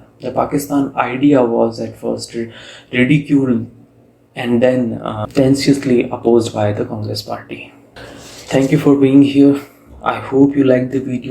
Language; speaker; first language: English; non-native, local second language; Hindi